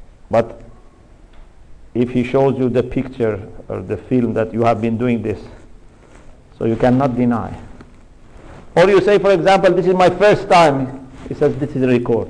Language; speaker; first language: English; non-native, fluent; Persian